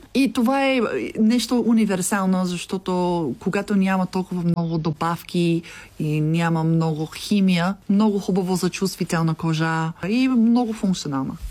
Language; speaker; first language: Bulgarian; non-native, learner; English